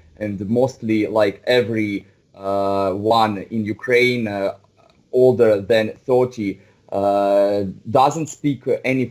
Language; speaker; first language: English; non-native, fluent; Russian